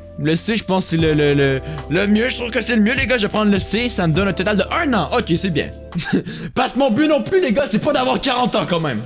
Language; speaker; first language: French; native; French